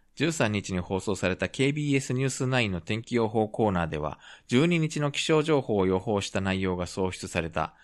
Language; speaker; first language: Japanese; native; Japanese